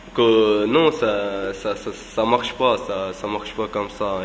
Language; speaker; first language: French; non-native, fluent; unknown